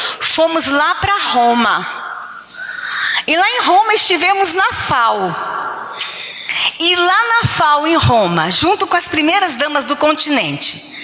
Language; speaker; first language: Portuguese; native; Portuguese